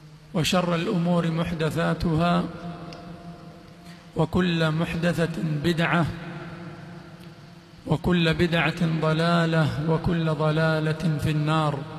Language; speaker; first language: Arabic; non-native, fluent; Swahili